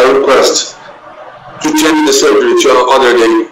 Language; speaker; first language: English; non-native, learner; Portuguese